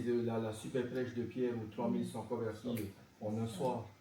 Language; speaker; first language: French; native; French